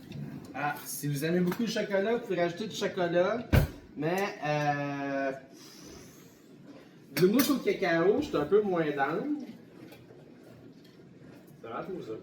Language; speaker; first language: French; native; French